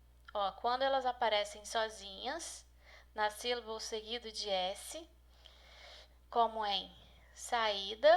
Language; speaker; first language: Portuguese; native; Portuguese